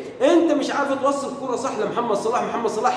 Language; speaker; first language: Arabic; native; Arabic